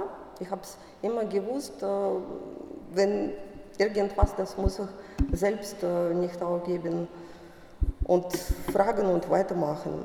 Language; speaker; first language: German; non-native, fluent; Russian